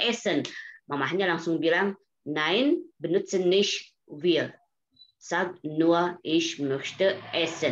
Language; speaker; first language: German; non-native, fluent; Indonesian